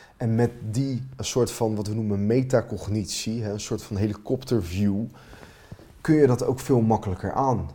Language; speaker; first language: Dutch; non-native, fluent; Finnish